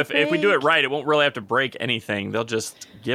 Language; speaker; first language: English; native; English